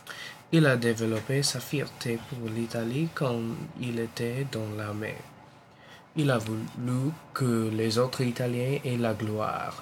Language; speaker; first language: French; non-native, learner; English